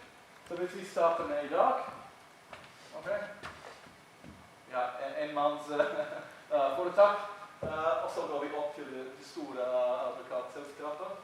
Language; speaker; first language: Norwegian; non-native, fluent; English